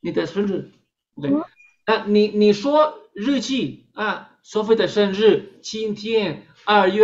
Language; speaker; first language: Chinese; non-native, fluent; Spanish